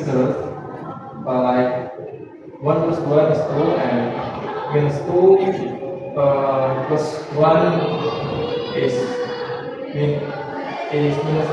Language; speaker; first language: English; non-native, learner; Indonesian